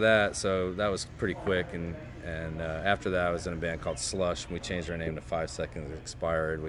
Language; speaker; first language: English; native; English